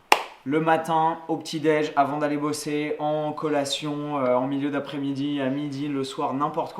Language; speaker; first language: French; native; French